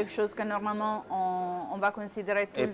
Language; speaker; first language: French; non-native, fluent; Italian